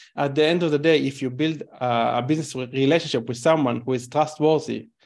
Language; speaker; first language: English; non-native, fluent; Hebrew